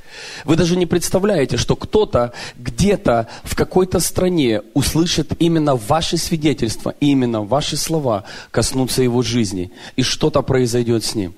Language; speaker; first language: Russian; native; Russian